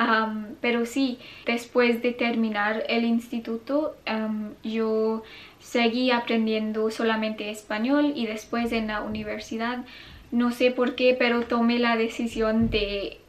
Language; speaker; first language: Spanish; non-native, fluent; English